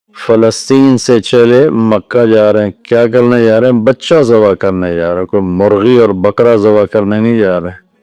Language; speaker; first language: Urdu; non-native, local second language; Punjabi